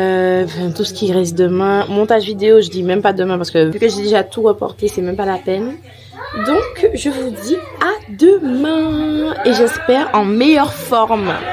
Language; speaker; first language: French; native; French